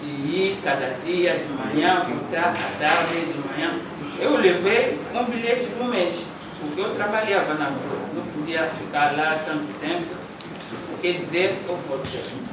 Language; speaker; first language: Portuguese; non-native, local second language; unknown